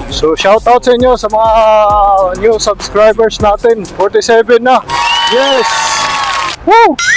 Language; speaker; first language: Filipino; non-native, local second language; Cebuano